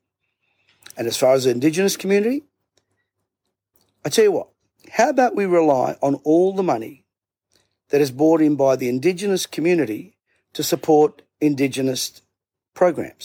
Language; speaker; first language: English; native; English